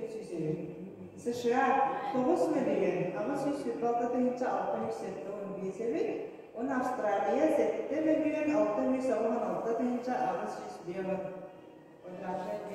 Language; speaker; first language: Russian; non-native, local second language; Yakut